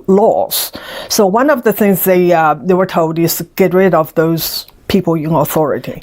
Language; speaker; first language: English; non-native, fluent; Chinese